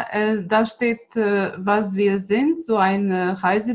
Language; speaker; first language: German; non-native, fluent; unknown